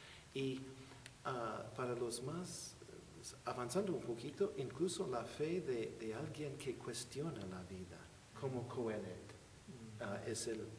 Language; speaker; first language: Spanish; non-native, fluent; English